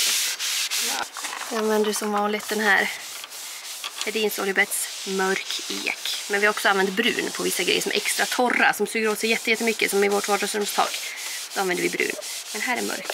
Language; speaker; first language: Swedish; native; Swedish